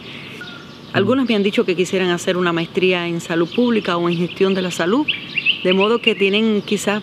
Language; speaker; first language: Spanish; native; Spanish